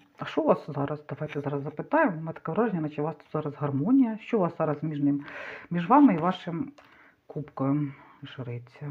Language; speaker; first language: Ukrainian; non-native, local second language; Russian